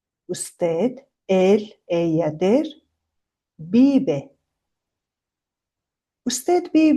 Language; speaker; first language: Spanish; non-native, fluent; Mongolian